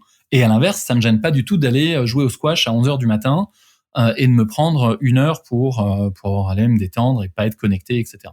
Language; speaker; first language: French; native; French